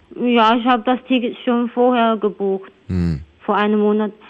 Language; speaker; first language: German; non-native, learner; Chinese